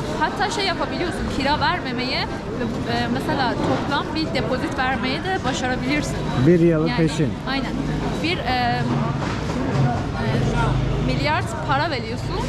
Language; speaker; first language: Turkish; non-native, fluent; Persian